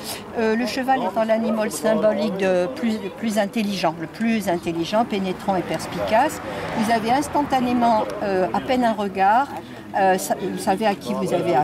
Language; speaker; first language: French; native; French